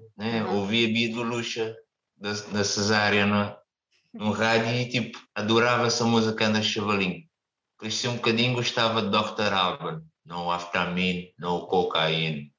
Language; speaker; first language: Portuguese; non-native, local second language; Kabuverdianu